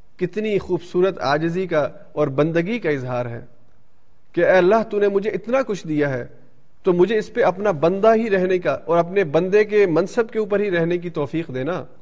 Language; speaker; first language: Urdu; early bilingual, heritage; Urdu